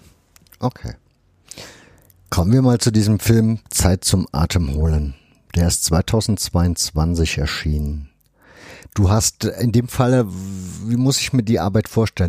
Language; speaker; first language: German; native; German